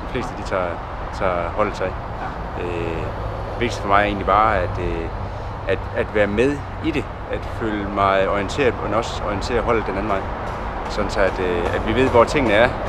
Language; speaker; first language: Danish; native; Danish